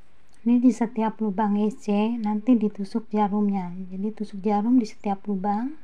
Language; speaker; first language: Indonesian; native; Indonesian